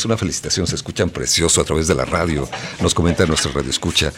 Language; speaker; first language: Spanish; native; Spanish